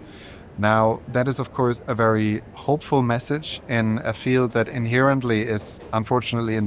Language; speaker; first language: English; non-native, fluent; German